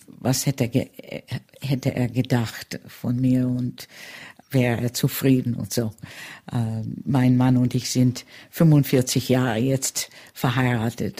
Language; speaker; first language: German; early bilingual, heritage; German